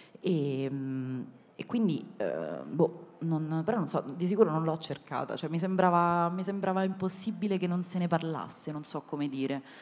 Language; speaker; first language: Italian; native; Italian